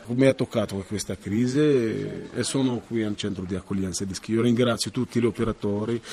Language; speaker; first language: Italian; non-native, fluent; Arabic